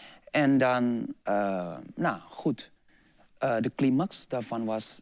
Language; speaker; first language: Dutch; non-native, fluent; Indonesian